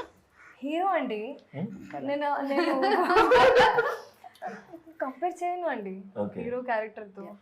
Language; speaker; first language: Telugu; non-native, learner; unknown